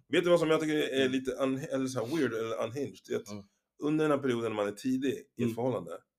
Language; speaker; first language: Swedish; native; Swedish